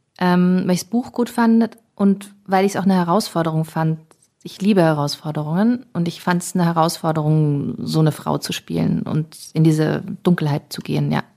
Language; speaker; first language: German; early bilingual, other home language; English